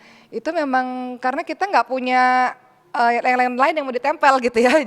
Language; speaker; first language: Indonesian; native; Indonesian